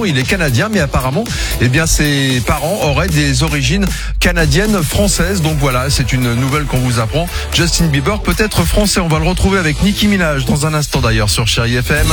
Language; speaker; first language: French; native; French